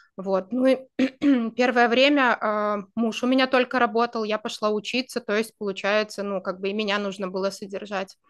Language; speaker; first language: Russian; native; Russian